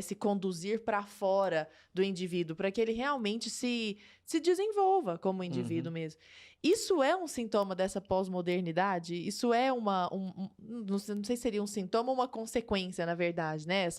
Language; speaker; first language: Portuguese; native; Portuguese